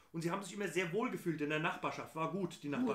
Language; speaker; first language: German; native; German